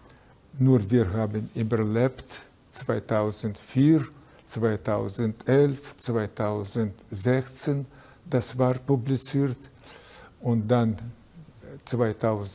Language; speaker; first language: German; non-native, learner; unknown